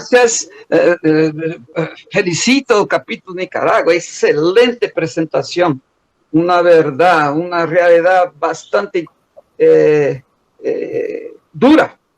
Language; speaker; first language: Spanish; non-native, fluent; Portuguese